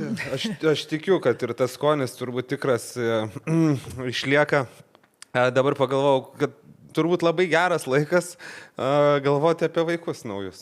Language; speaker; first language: Lithuanian; native; Lithuanian